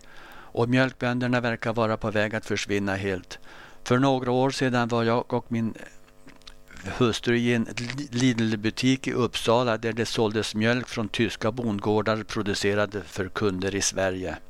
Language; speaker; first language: Swedish; native; Swedish